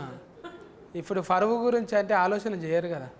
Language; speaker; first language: Telugu; native; Telugu